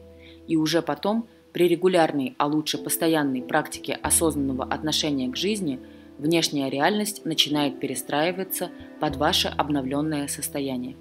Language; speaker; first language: Russian; native; Russian